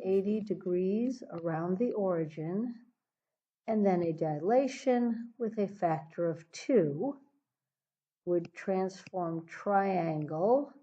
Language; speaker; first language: English; native; English